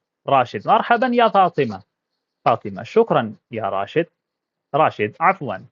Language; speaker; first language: Arabic; non-native, fluent; Urdu